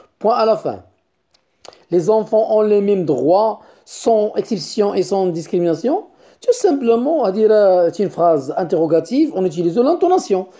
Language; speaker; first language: French; non-native, local second language; Arabic